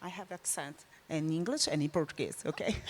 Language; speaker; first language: English; non-native, learner; Portuguese